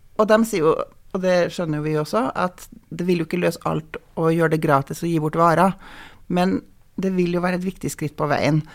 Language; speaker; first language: Norwegian; native; Norwegian